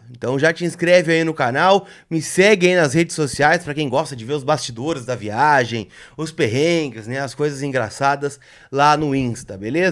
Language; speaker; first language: Portuguese; native; Portuguese